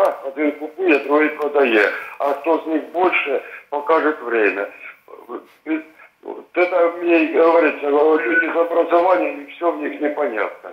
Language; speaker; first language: Russian; non-native, local second language; Ukrainian